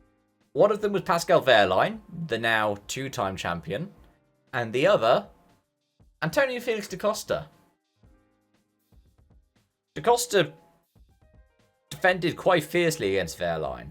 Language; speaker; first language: English; native; English